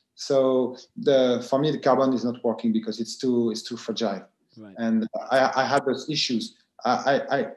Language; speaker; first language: English; non-native, fluent; French